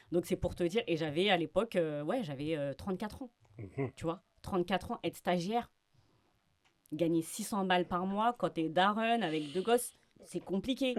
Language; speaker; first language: French; early bilingual, other home language; Fula